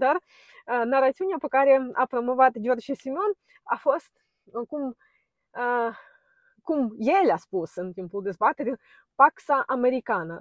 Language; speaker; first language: Romanian; non-native, fluent; Ukrainian